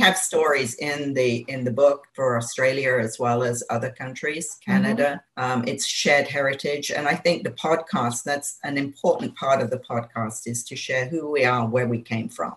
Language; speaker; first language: English; native; English